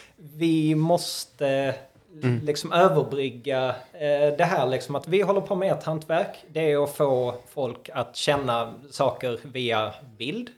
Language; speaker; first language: Swedish; native; Swedish